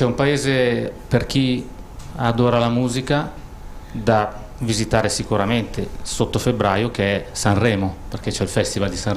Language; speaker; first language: Italian; native; Italian